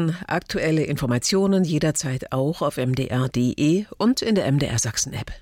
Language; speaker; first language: German; native; German